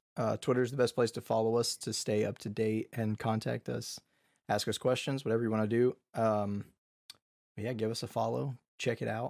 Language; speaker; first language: English; native; English